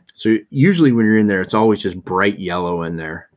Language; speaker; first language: English; native; English